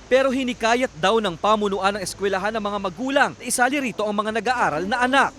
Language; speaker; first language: Filipino; native; Filipino